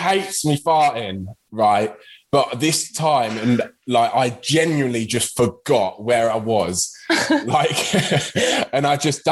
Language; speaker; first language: English; native; English